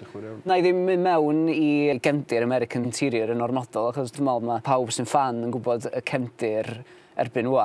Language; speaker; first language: Welsh; native; Welsh